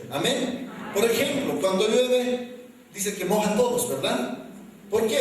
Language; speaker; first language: Spanish; native; Spanish